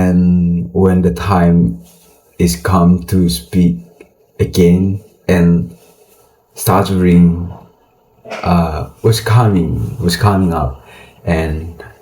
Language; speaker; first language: English; non-native, learner; Indonesian